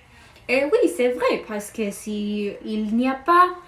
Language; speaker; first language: French; non-native, learner; English